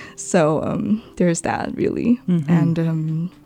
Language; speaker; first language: English; non-native, local second language; Chinese